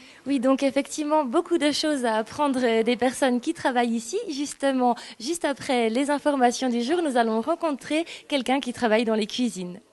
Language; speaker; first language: French; native; French